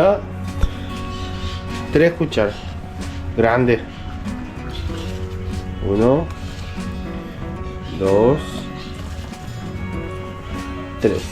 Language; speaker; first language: Spanish; non-native, fluent; Korean